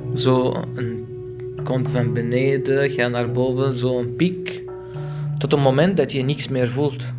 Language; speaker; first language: Dutch; non-native, learner; Arabic